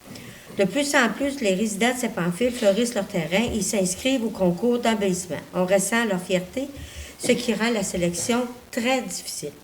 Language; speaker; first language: French; native; French